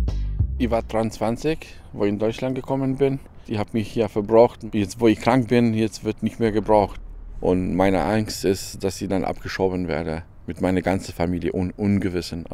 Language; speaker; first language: German; non-native, fluent; Albanian